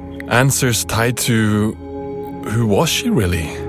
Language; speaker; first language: English; non-native, fluent; Norwegian